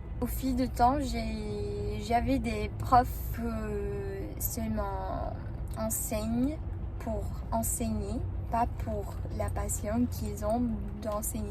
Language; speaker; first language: French; non-native, learner; English